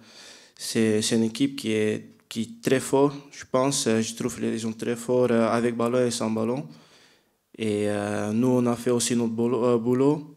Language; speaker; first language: French; non-native, fluent; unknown